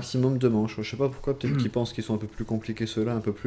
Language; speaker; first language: French; native; French